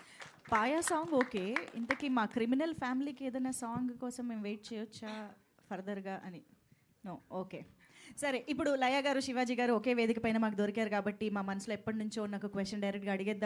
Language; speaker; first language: Telugu; native; Telugu